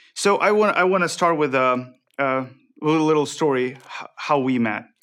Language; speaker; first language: English; non-native, fluent; Ukrainian